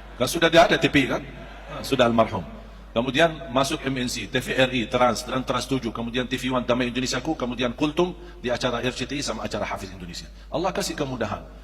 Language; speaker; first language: Indonesian; non-native, fluent; Arabic